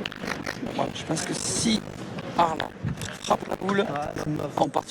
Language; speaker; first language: French; native; French